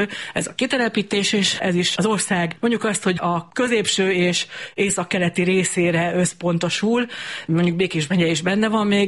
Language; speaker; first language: Hungarian; native; Hungarian